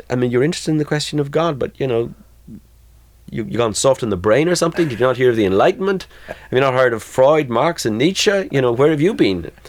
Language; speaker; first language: English; native; English